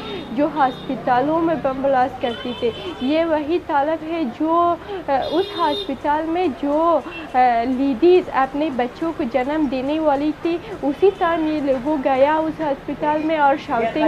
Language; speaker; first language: Hindi; non-native, fluent; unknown